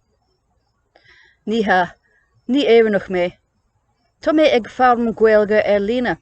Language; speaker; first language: Irish; non-native, learner; English